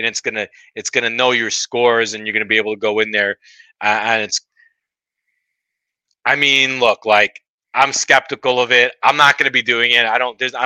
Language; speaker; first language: English; native; English